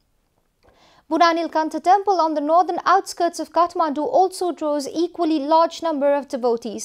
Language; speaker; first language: English; non-native, local second language; Nepali